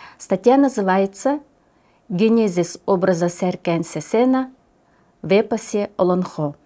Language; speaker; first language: Russian; non-native, local second language; Yakut